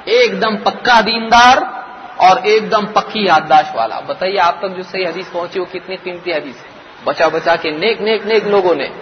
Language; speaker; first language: Urdu; native; Urdu